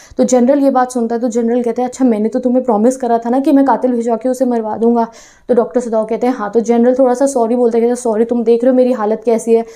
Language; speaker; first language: Hindi; non-native, local second language; Punjabi